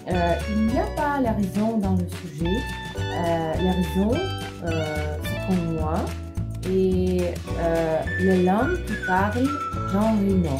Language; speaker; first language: French; non-native, fluent; Russian